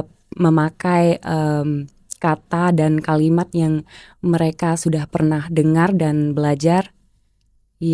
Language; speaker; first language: Indonesian; early bilingual, heritage; German